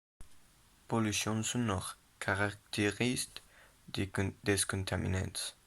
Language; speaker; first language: French; non-native, learner; Spanish